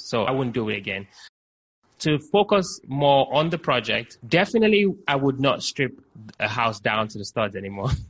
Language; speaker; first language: English; non-native, local second language; Yoruba